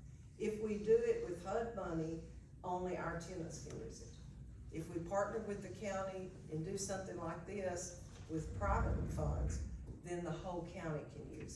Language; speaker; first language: English; native; English